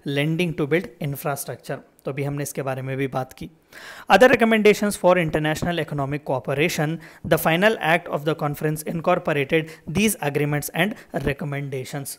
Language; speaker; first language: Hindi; non-native, local second language; Telugu